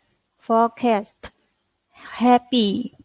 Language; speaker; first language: English; non-native, learner; Vietnamese